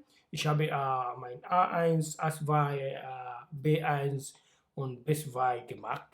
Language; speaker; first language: German; non-native, learner; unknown